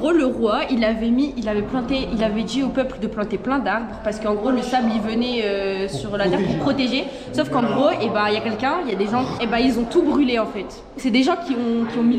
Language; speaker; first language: French; native; French